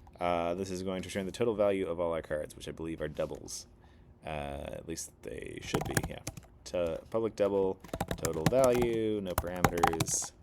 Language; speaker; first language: English; native; English